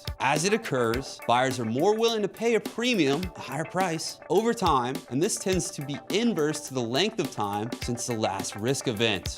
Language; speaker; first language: English; native; English